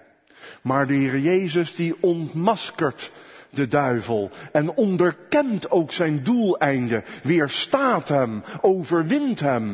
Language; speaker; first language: Dutch; native; Dutch